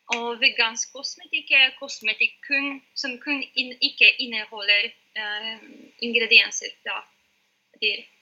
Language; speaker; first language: Norwegian; non-native, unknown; Polish